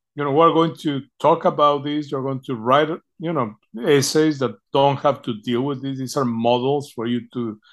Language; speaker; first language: English; non-native, fluent; Spanish